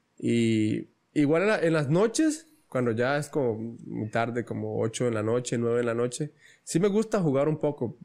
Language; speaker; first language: Spanish; native; Spanish